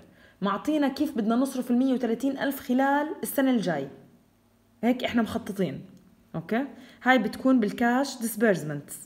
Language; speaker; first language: Arabic; native; Arabic